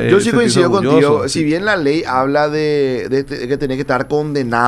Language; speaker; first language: Spanish; native; Spanish